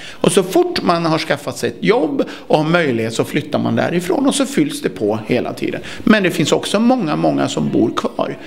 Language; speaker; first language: Swedish; early bilingual, other home language; Turkish